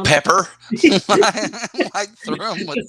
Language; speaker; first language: English; native; English